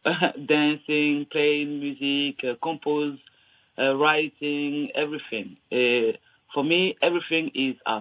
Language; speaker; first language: English; non-native, learner; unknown